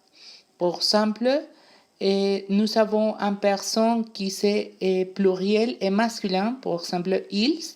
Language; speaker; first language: French; non-native, fluent; Spanish